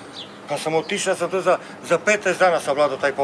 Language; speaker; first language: Serbian; native; Serbian